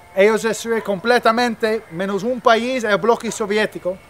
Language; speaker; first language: Spanish; non-native, fluent; English